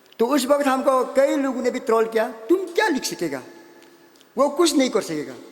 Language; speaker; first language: Hindi; non-native, local second language; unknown